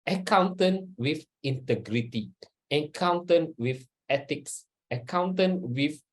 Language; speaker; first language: English; non-native, local second language; Malay